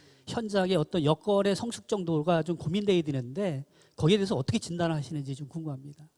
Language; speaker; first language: Korean; native; Korean